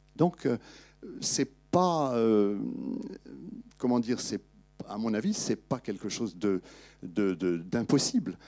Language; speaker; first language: French; native; French